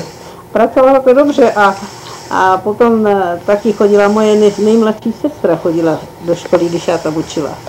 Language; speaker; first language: Czech; early bilingual, heritage; Czech